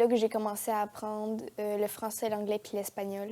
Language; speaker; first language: French; native; French